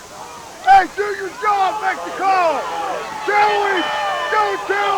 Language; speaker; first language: English; native; English